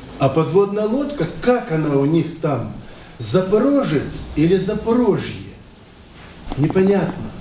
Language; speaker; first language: Russian; non-native, local second language; Ukrainian